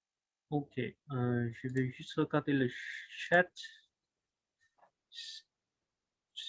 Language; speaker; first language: French; non-native, fluent; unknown